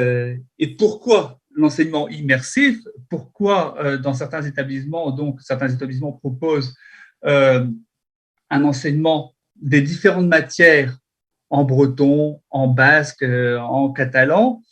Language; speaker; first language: French; native; French